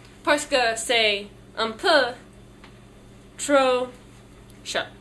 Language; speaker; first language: French; non-native, learner; English